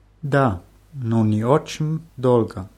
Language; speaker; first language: Russian; non-native, learner; German